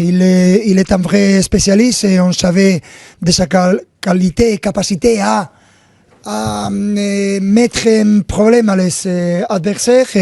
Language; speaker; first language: French; non-native, fluent; Spanish